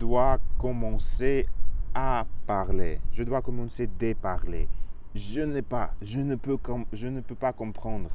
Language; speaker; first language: French; non-native, learner; Russian